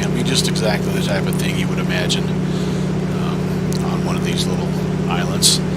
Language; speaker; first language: English; native; English